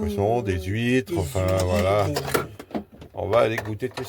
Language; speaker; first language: French; native; French